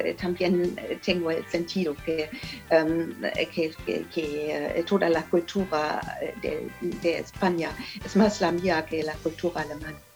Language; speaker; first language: Spanish; non-native, learner; German